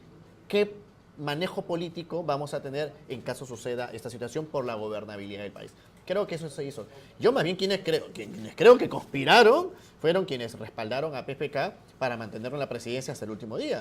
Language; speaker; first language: Spanish; native; Spanish